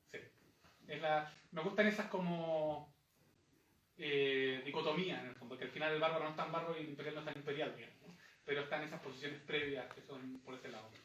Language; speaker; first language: Spanish; native; Spanish